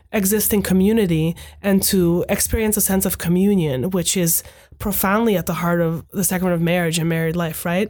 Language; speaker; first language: English; non-native, fluent; Hungarian